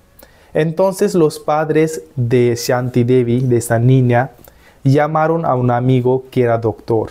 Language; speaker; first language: Spanish; non-native, fluent; Hindi